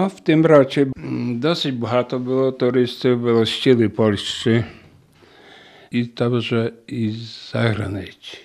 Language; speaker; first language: Polish; non-native, local second language; Ukrainian